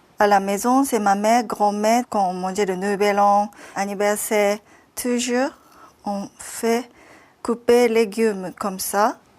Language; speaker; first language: French; non-native, learner; Japanese